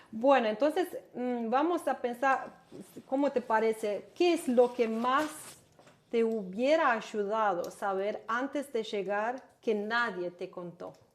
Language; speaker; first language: Spanish; non-native, learner; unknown